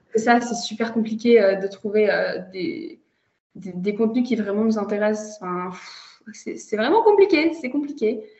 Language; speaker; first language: French; native; French